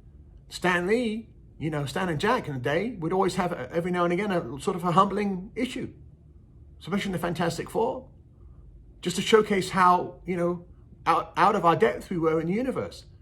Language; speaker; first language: English; native; English